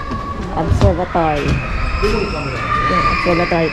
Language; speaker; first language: English; non-native, local second language; Filipino